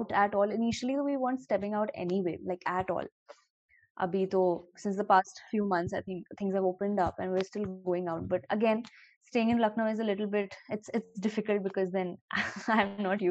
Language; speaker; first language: English; non-native, local second language; Hindi